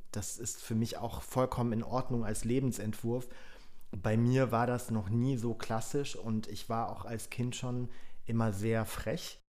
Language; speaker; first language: German; early bilingual, other home language; Polish